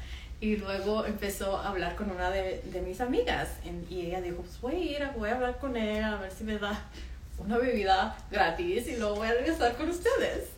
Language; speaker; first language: Spanish; early bilingual, heritage; Spanish